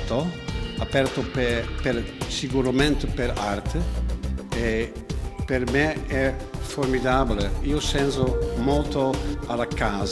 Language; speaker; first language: Italian; non-native, learner; Dutch